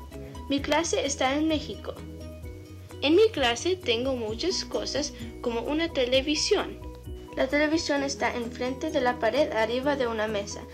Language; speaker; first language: Spanish; non-native, learner; English